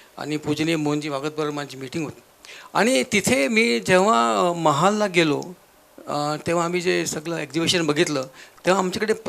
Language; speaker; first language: Marathi; non-native, local second language; Marwari